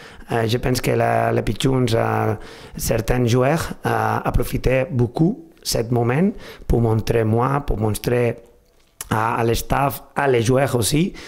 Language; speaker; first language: French; non-native, fluent; Spanish